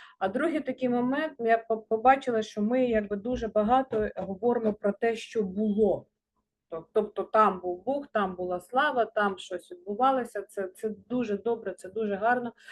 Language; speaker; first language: Ukrainian; non-native, local second language; Russian